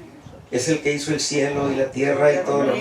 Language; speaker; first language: Spanish; native; Spanish